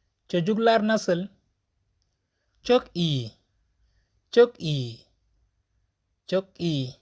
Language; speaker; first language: Turkish; non-native, fluent; Wolof